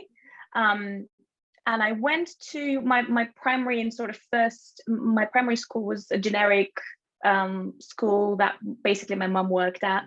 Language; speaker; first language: English; non-native, fluent; Bulgarian